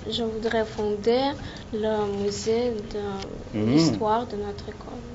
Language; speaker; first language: French; non-native, learner; Russian